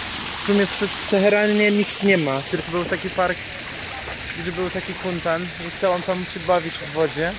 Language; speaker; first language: Polish; non-native, fluent; Persian